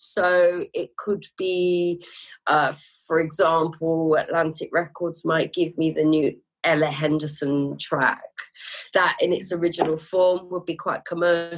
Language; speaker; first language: English; native; English